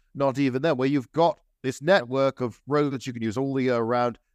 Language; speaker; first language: English; native; English